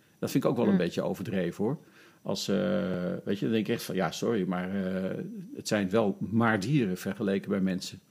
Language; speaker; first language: Dutch; native; Dutch